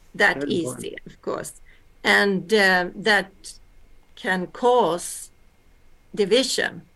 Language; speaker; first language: English; early bilingual, other home language; Swedish